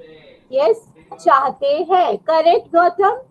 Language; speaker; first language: English; non-native, learner; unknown